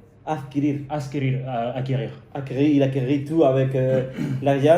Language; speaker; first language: French; non-native, fluent; Spanish